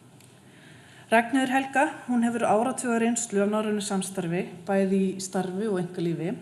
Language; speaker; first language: Icelandic; native; Icelandic